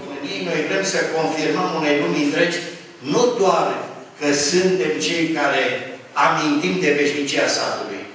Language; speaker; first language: Romanian; native; Romanian